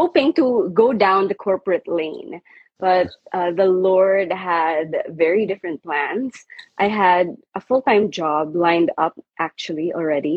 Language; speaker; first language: English; non-native, local second language; Filipino